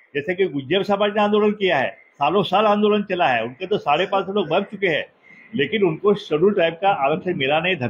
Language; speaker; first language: Hindi; non-native, local second language; Marathi